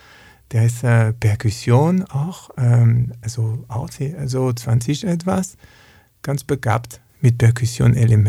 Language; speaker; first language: German; non-native, learner; French